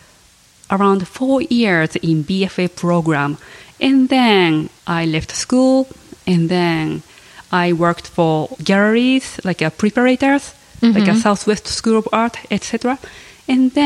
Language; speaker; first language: English; non-native, fluent; Japanese